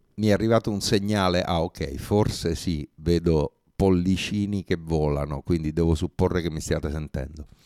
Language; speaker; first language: Italian; native; Italian